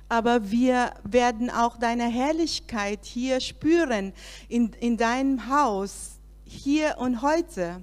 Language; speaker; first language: German; non-native, learner; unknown